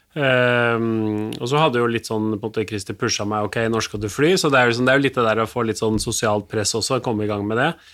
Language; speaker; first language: Norwegian; native; Norwegian